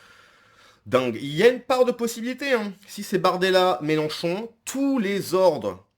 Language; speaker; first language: French; native; French